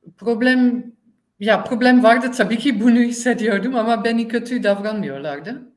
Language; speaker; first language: Turkish; non-native, learner; Dutch